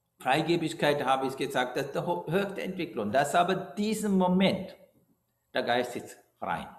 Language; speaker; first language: German; non-native, fluent; Sinhala